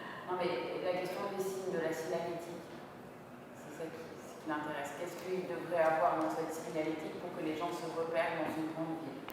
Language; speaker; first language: French; non-native, fluent; Spanish